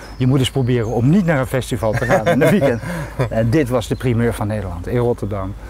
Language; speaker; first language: Dutch; native; Dutch